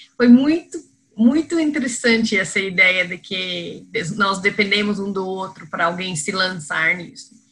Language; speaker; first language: Portuguese; non-native, fluent; English